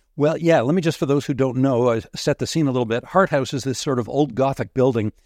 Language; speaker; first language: English; native; English